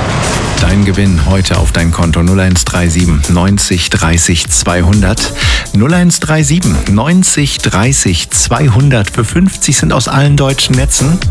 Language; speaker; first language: German; native; German